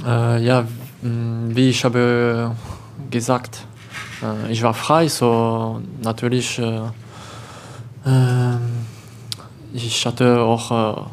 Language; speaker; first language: German; non-native, learner; French